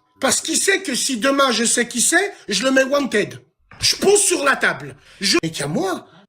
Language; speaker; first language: French; early bilingual, other home language; Arabic